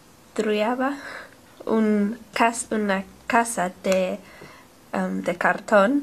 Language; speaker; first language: Spanish; non-native, learner; English